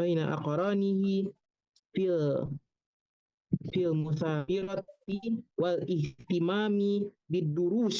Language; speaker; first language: Arabic; non-native, learner; Indonesian